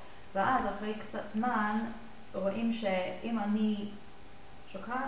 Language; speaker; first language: Hebrew; non-native, learner; English